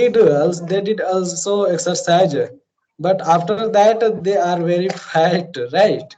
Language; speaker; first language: English; non-native, learner; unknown